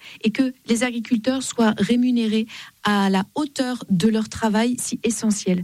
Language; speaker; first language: French; native; French